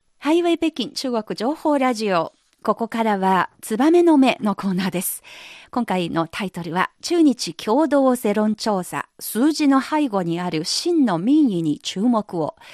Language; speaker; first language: Japanese; non-native, fluent; Chinese